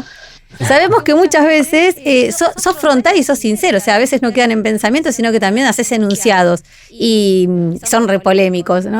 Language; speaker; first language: Spanish; native; Spanish